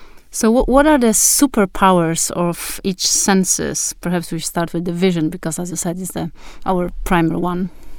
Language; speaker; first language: English; non-native, fluent; Polish